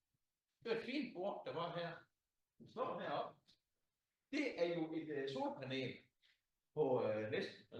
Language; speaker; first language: Danish; native; Danish